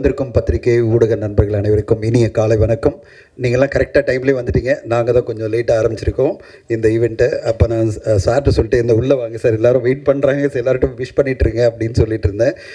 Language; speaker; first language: Tamil; native; Tamil